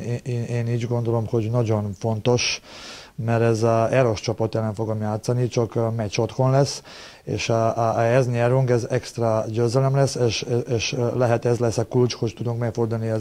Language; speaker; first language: Hungarian; non-native, learner; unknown